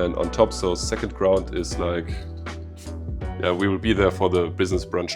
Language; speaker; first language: English; non-native, fluent; German